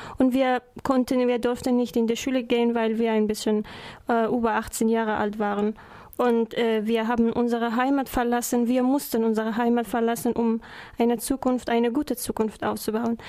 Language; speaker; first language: German; non-native, learner; Persian